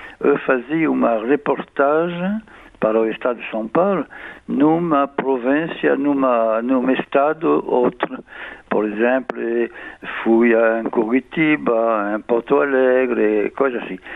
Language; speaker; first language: Portuguese; non-native, fluent; French